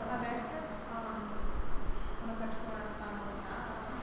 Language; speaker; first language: Spanish; early bilingual, heritage; English